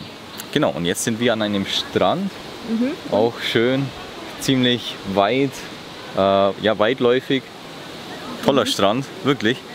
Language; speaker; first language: German; native; German